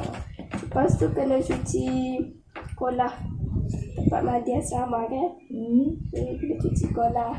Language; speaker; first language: Malay; native; Malay